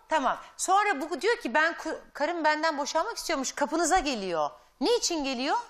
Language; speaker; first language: Turkish; native; Turkish